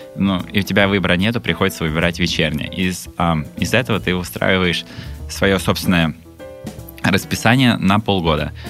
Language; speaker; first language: Russian; native; Russian